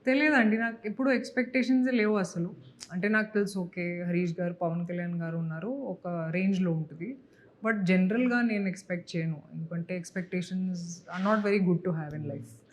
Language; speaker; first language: Telugu; non-native, local second language; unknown